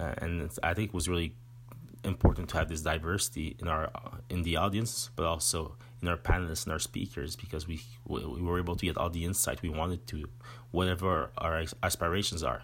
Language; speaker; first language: English; non-native, fluent; French